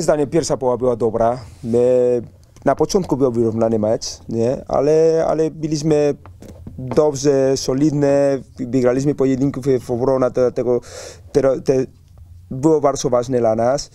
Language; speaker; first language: Polish; non-native, learner; Spanish